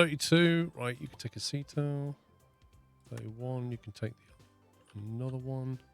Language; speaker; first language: English; native; English